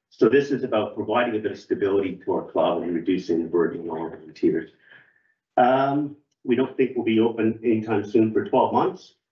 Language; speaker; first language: English; native; English